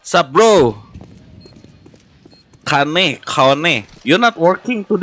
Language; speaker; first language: English; non-native, learner; Sundanese